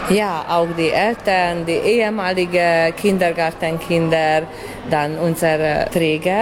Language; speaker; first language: German; native; German